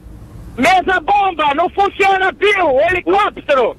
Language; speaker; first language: Italian; non-native, fluent; Portuguese